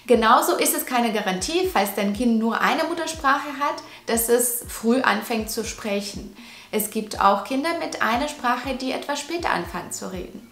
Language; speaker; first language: German; non-native, fluent; Russian